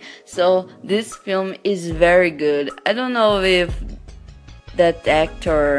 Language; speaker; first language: English; non-native, learner; Portuguese